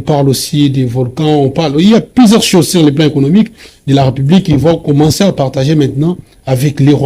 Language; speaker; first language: French; non-native, local second language; Lingala